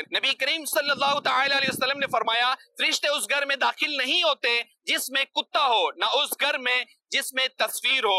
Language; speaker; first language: Urdu; native; Urdu